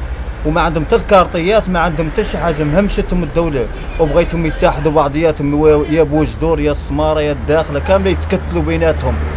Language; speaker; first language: Arabic; native; Arabic